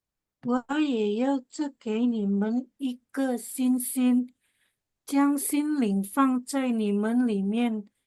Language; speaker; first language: Chinese; non-native, learner; Indonesian